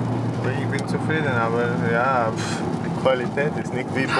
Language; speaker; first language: German; non-native, learner; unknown